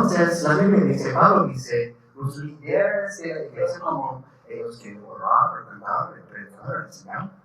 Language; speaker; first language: Spanish; non-native, learner; English